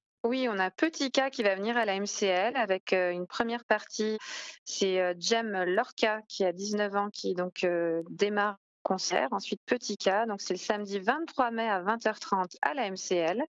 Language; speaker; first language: French; native; French